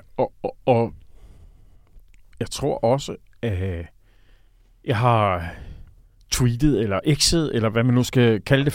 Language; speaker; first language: Danish; native; Danish